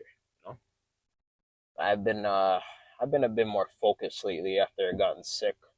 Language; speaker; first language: English; native; English